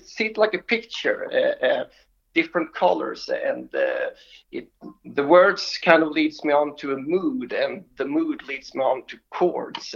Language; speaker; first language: English; non-native, fluent; Swedish